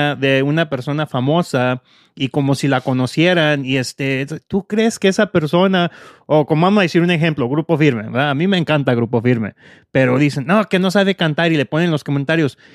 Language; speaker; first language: Spanish; early bilingual, heritage; Spanish